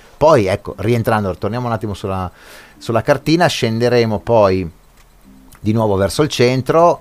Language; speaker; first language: Italian; native; Italian